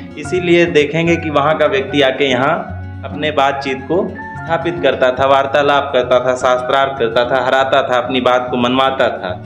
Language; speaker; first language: Hindi; native; Hindi